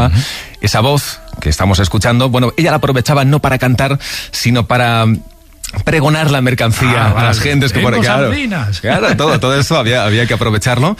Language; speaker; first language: Spanish; native; Spanish